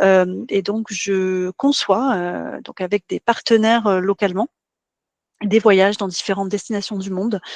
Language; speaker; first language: French; native; French